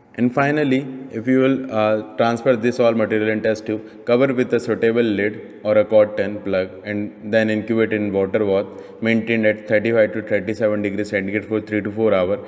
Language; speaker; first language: English; non-native, local second language; Hindi